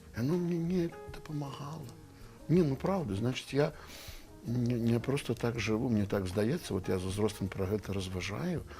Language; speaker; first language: Belarusian; native; Belarusian